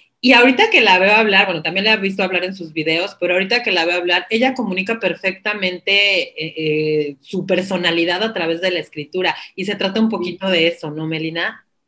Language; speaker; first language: Spanish; native; Spanish